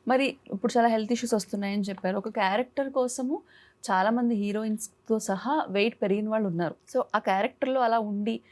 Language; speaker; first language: Telugu; native; Telugu